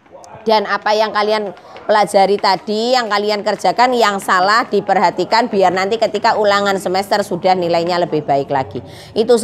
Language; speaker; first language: Indonesian; non-native, local second language; Javanese